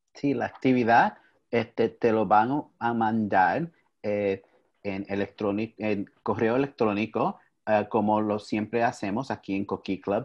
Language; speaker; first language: Spanish; early bilingual, heritage; English